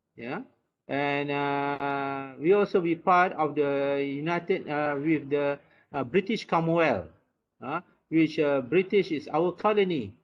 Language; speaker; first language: English; non-native, local second language; Malay